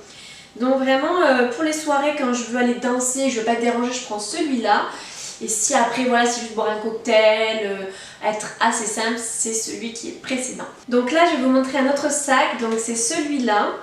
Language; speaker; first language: French; native; French